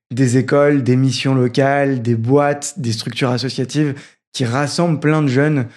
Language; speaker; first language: French; native; French